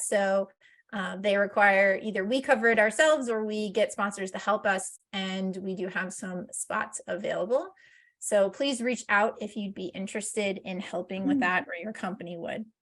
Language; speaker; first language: English; native; English